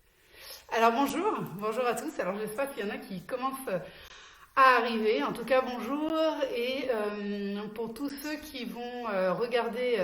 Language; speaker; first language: French; native; French